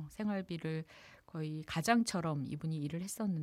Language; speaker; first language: Korean; native; Korean